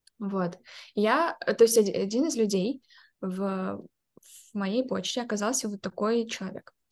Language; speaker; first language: Russian; native; Russian